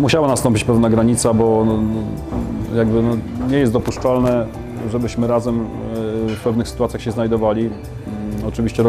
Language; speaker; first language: Polish; native; Polish